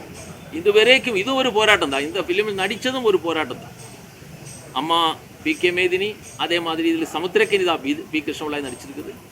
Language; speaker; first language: Tamil; non-native, learner; Malayalam